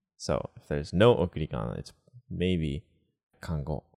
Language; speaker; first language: English; native; English